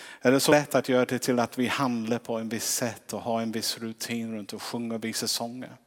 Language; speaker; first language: Swedish; non-native, fluent; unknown